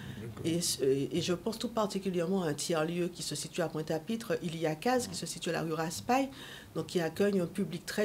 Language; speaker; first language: French; native; French